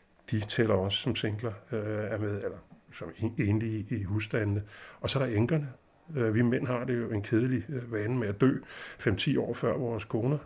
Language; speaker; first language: Danish; native; Danish